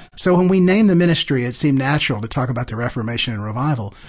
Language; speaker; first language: English; native; English